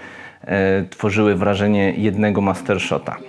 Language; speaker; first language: Polish; native; Polish